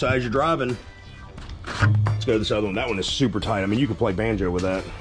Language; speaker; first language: English; native; English